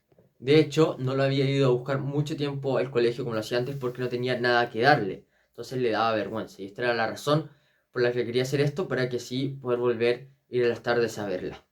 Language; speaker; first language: Spanish; native; Spanish